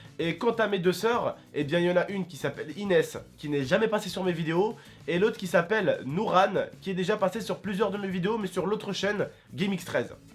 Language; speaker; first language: French; early bilingual, other home language; Arabic